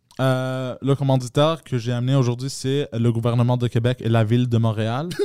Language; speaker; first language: French; early bilingual, other home language; Greek